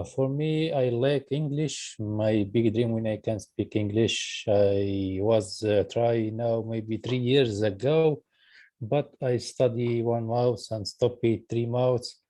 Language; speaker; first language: English; non-native, learner; Arabic